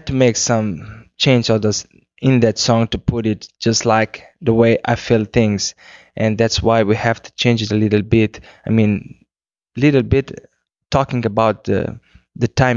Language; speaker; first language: English; non-native, fluent; Kabuverdianu